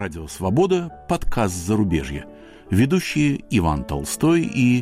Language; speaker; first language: Russian; native; Russian